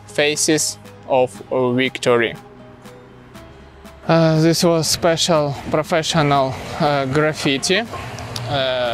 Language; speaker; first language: English; non-native, learner; Russian